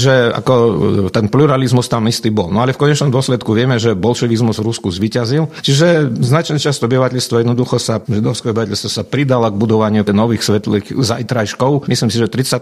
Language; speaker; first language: Slovak; non-native, fluent; Russian